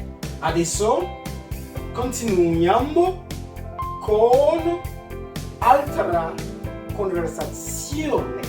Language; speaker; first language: Italian; non-native, learner; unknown